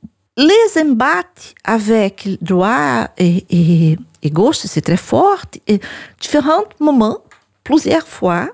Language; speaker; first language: French; non-native, learner; Portuguese